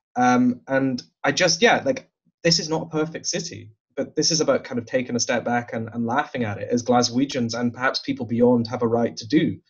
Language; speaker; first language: English; native; English